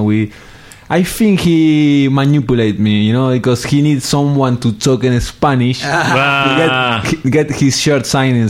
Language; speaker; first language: English; non-native, fluent; Spanish